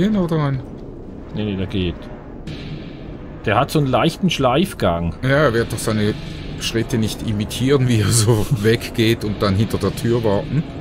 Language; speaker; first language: German; native; German